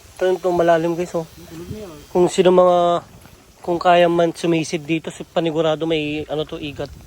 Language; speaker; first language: Filipino; non-native, local second language; Iloko